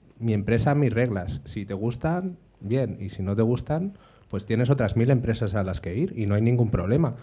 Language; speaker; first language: Spanish; native; Spanish